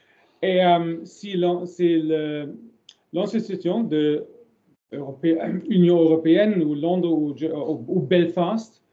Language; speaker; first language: French; non-native, learner; German